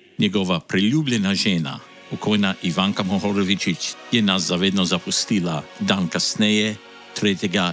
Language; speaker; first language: Slovenian; early bilingual, heritage; Slovenian